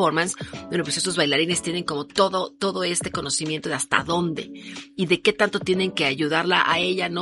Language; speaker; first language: Spanish; native; Spanish